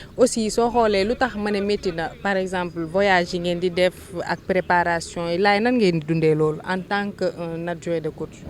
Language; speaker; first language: Wolof; native; Wolof